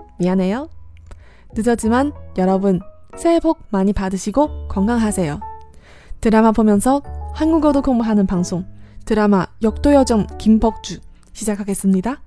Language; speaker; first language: Korean; non-native, fluent; Chinese